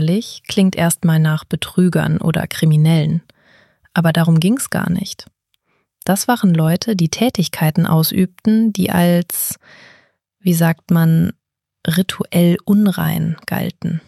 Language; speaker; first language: German; native; German